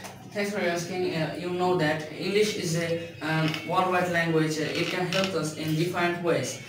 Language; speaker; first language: English; non-native, learner; Bangla